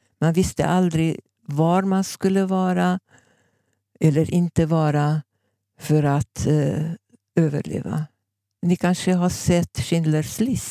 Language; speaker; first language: Swedish; non-native, fluent; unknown